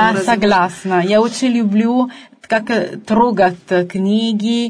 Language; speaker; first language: Russian; non-native, fluent; Italian